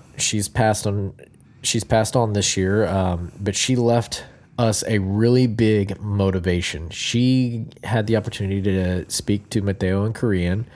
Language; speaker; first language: English; native; English